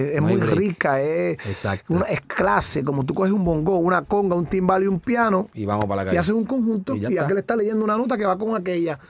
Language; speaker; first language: Spanish; native; Spanish